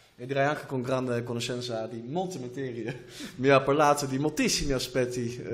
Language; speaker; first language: Italian; non-native, fluent; Dutch